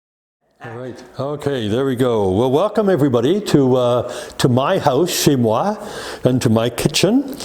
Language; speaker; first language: English; native; English